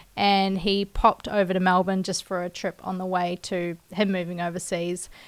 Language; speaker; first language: English; native; English